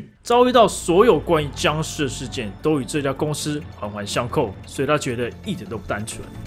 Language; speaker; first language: Chinese; native; Chinese